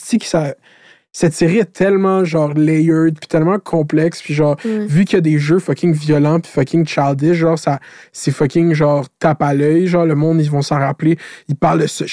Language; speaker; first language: French; native; French